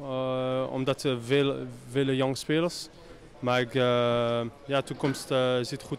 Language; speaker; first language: Dutch; non-native, learner; French